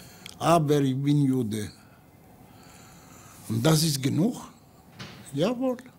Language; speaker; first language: German; non-native, learner; Ladino